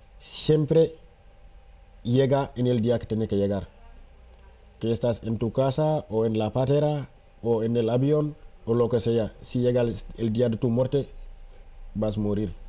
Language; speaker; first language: Spanish; non-native, fluent; Wolof